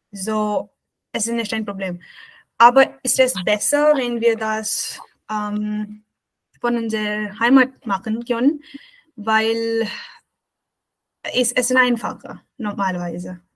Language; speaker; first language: German; non-native, learner; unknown